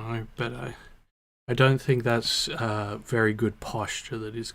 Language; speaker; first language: English; native; English